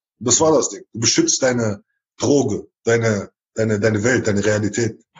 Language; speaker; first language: German; early bilingual, other home language; Chechen